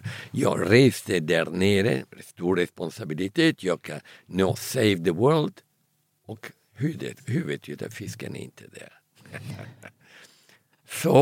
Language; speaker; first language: Swedish; early bilingual, heritage; Italian